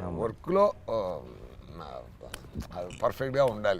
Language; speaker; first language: Telugu; non-native, learner; Tamil